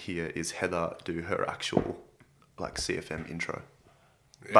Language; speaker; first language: English; native; English